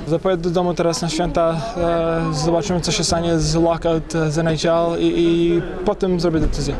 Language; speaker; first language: Polish; early bilingual, heritage; English